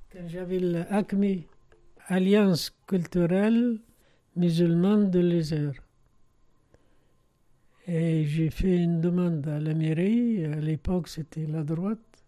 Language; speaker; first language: French; non-native, fluent; Arabic